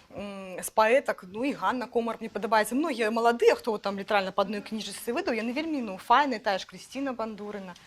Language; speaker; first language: Belarusian; native; Belarusian